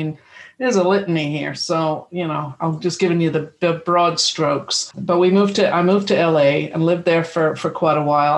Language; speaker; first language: English; native; English